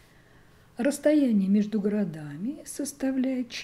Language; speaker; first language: Russian; native; Russian